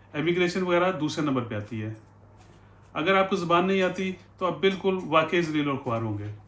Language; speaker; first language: Urdu; non-native, local second language; Punjabi